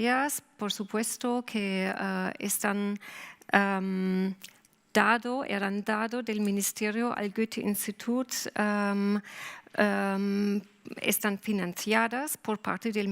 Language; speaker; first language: Spanish; non-native, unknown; German